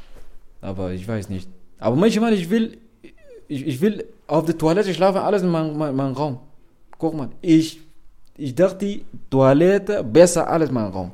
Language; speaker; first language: German; non-native, learner; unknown